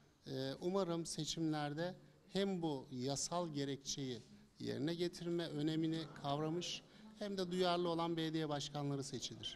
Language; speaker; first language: Turkish; native; Turkish